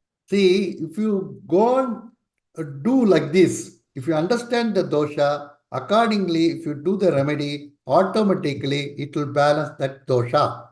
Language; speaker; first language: English; non-native, local second language; Tamil